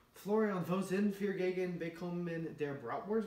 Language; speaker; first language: German; non-native, learner; English